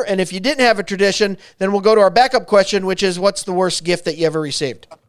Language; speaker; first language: English; native; English